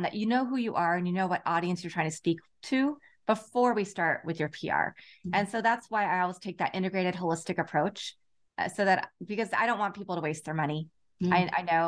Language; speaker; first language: English; native; English